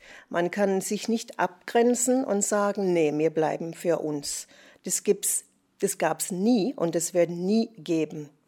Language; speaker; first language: German; non-native, fluent; English